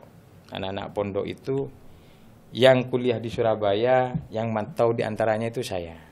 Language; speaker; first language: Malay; non-native, local second language; Madurese